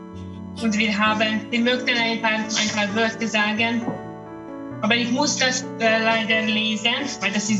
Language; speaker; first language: German; non-native, learner; Hungarian